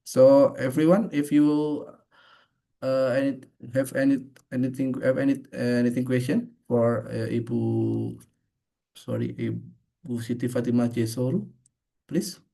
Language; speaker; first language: English; non-native, fluent; Indonesian